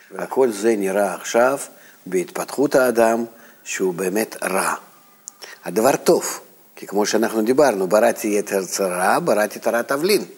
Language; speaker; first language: Hebrew; non-native, fluent; Russian